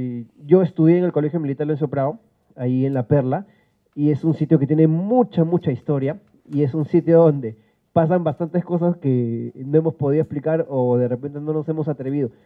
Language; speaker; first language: Spanish; native; Spanish